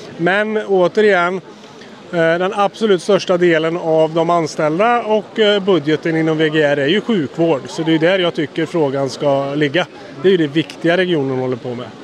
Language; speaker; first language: Swedish; native; Swedish